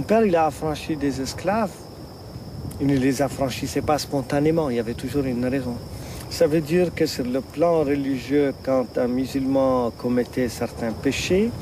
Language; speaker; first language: French; non-native, local second language; Arabic